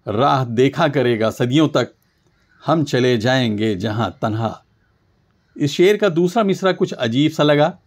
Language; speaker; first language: Urdu; native; Urdu